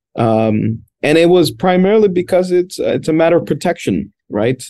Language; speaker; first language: English; early bilingual, other home language; Spanish